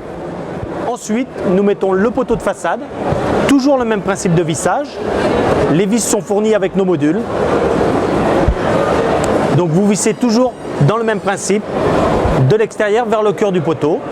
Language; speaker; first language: French; native; French